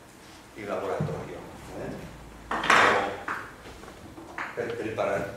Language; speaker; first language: Italian; non-native, learner; Spanish